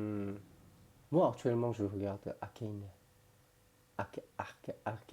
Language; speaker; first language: French; non-native, learner; Korean